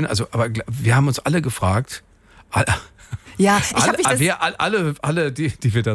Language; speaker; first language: German; native; German